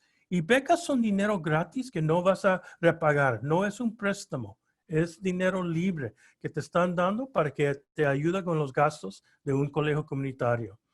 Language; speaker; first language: Spanish; early bilingual, heritage; Spanish